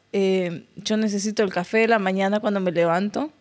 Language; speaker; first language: Spanish; native; Spanish